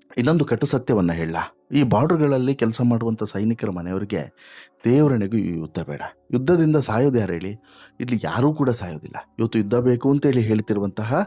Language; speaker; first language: Kannada; native; Kannada